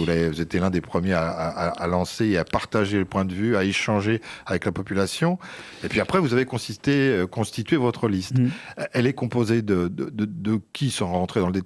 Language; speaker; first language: French; native; French